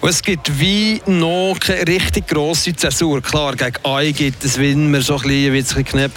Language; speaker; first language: German; native; German